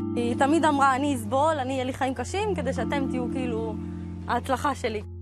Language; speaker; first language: Hebrew; early bilingual, other home language; Russian